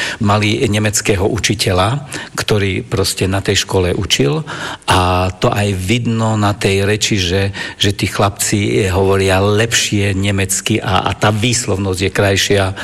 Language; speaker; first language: Slovak; non-native, local second language; German